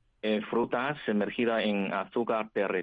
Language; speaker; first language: Spanish; non-native, fluent; Chinese